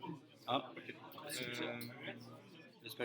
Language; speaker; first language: French; native; French